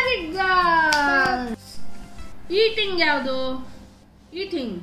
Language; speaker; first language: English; non-native, local second language; Kannada